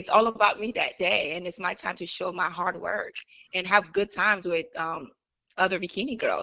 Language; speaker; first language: English; native; English